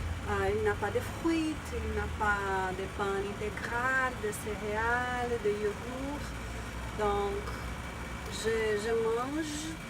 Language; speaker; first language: French; non-native, learner; Portuguese